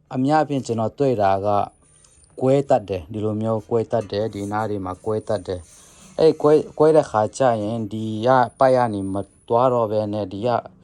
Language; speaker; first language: Burmese; non-native, local second language; Tedim Chin